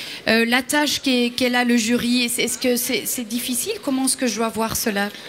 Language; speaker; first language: French; native; French